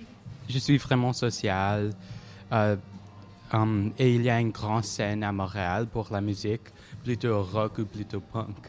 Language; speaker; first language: French; non-native, local second language; English